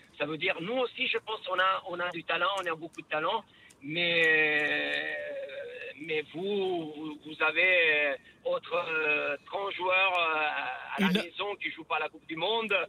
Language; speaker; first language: French; non-native, fluent; Italian